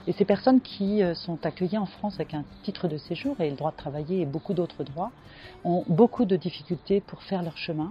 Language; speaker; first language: French; native; French